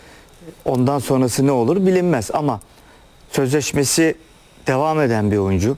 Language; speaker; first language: Turkish; native; Turkish